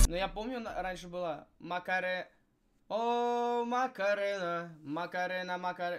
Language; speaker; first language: Russian; native; Russian